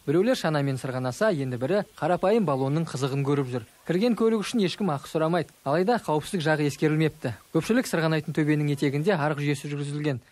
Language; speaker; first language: Kazakh; native; Kazakh